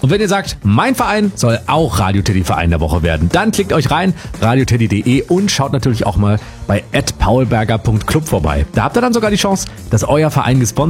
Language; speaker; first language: German; native; German